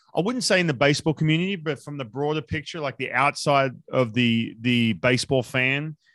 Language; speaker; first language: English; native; English